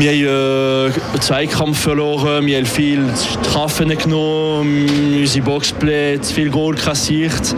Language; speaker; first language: German; non-native, local second language; French